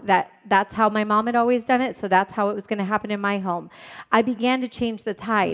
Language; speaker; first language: English; native; English